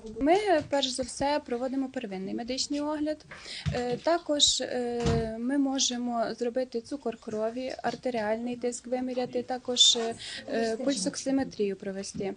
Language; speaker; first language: Ukrainian; native; Ukrainian